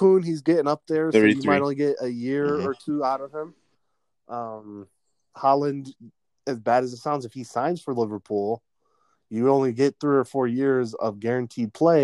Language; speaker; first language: English; native; English